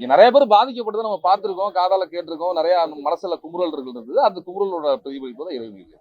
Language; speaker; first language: Tamil; native; Tamil